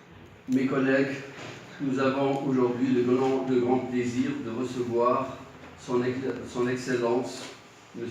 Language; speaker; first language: French; non-native, local second language; Arabic